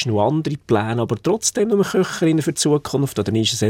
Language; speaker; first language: German; native; German